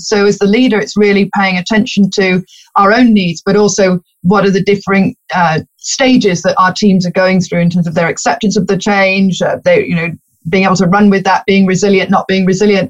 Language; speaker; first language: English; native; English